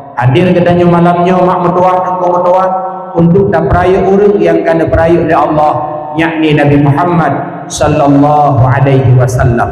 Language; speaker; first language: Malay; non-native, local second language; Achinese